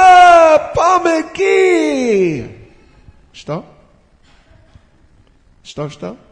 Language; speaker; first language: Russian; non-native, learner; English